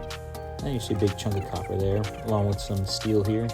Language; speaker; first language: English; native; English